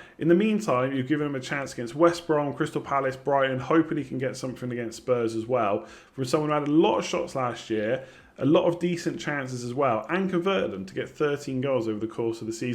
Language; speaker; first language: English; native; English